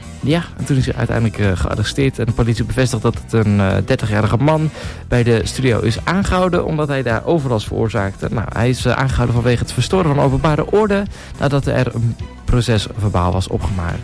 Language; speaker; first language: Dutch; native; Dutch